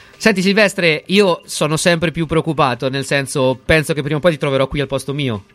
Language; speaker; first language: Italian; native; Italian